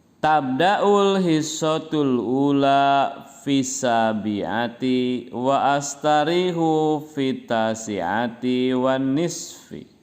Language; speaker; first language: Arabic; non-native, fluent; Indonesian